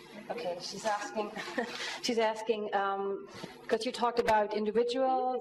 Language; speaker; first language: English; non-native, fluent; German